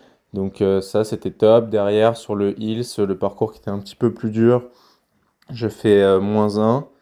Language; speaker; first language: French; native; French